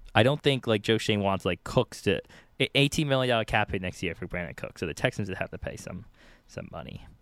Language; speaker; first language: English; native; English